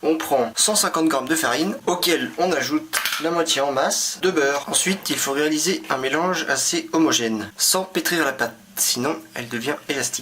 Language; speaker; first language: French; native; French